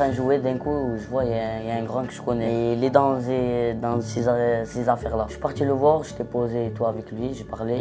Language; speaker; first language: French; non-native, local second language; Arabic